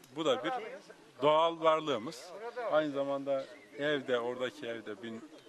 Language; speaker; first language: Turkish; native; Turkish